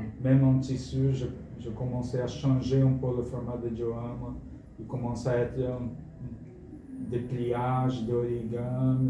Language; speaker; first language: French; non-native, fluent; Portuguese